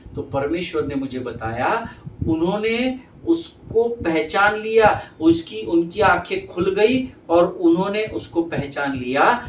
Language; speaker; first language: Hindi; non-native, local second language; Marathi